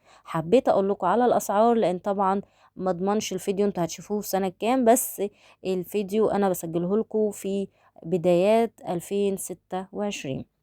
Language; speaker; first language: Arabic; native; Arabic